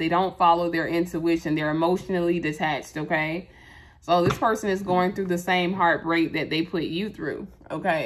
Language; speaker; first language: English; native; English